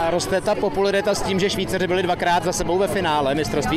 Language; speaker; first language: Czech; native; Czech